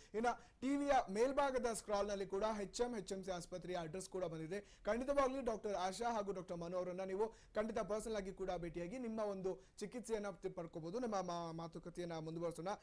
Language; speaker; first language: Kannada; non-native, local second language; Kodava